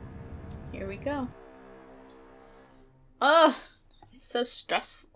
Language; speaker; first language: English; native; English